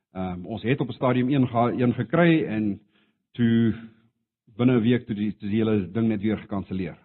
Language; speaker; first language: Afrikaans; non-native, local second language; English